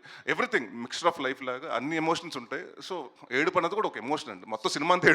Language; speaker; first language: Telugu; native; Telugu